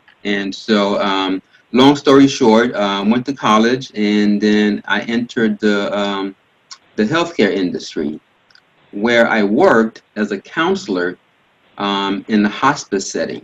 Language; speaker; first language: English; native; English